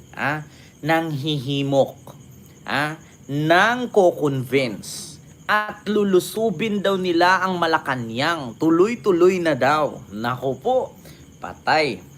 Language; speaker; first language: Filipino; native; Filipino